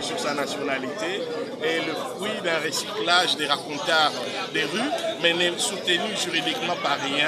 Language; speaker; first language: French; non-native, local second language; Lingala